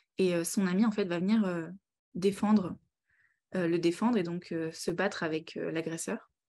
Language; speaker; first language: French; native; French